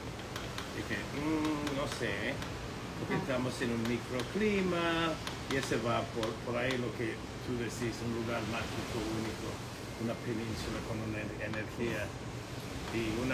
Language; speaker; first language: Spanish; non-native, fluent; English